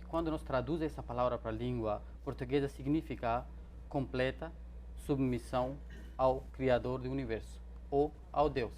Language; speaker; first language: Portuguese; non-native, fluent; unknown